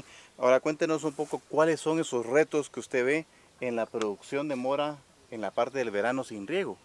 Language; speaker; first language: Spanish; native; Spanish